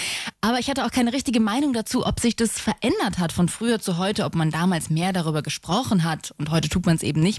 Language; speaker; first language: German; native; German